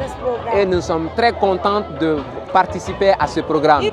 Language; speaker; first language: French; non-native, learner; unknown